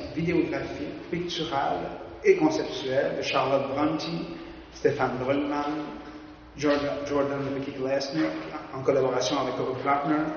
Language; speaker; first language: French; native; French